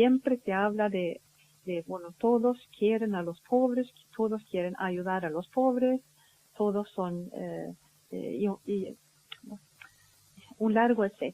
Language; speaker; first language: Spanish; non-native, fluent; Swedish